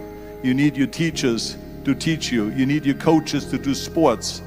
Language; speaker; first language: English; non-native, fluent; German